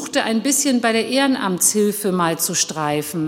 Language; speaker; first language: German; early bilingual, other home language; Turkish